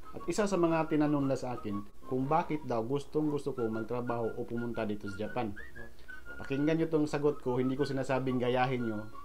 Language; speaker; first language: Filipino; non-native, local second language; Cebuano